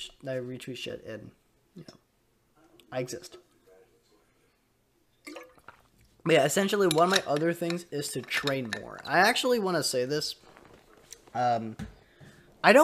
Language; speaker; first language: English; native; English